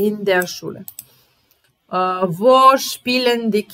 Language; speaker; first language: German; non-native, fluent; Serbian